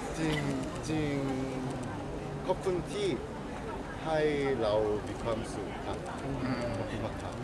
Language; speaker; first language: Thai; non-native, learner; Korean